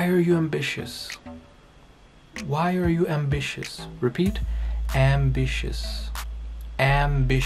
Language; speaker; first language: English; non-native, fluent; Portuguese